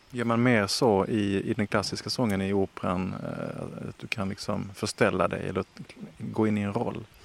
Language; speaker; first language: Swedish; native; Swedish